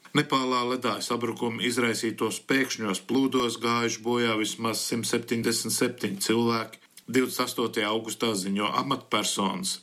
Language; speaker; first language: Latvian; early bilingual, heritage; Latvian